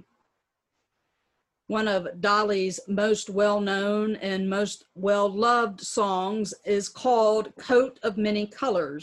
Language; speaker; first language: English; native; English